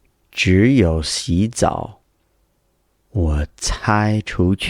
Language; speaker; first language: Chinese; non-native, learner; English